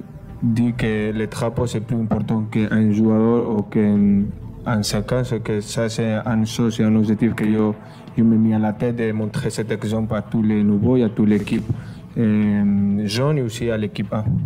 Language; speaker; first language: French; non-native, fluent; Spanish